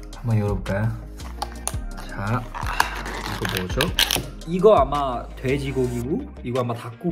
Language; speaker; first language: Korean; non-native, fluent; Chinese